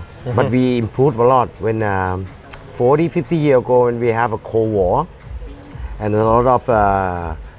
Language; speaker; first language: English; non-native, fluent; Thai